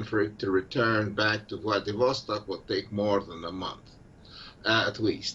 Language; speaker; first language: English; non-native, fluent; Russian